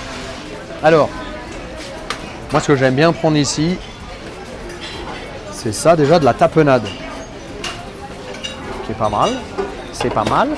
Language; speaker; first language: French; native; French